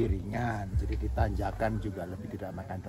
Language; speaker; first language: Indonesian; native; Indonesian